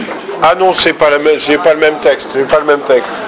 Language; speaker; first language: French; native; French